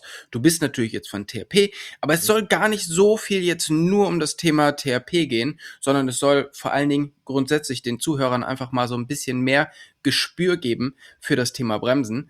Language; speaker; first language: German; native; German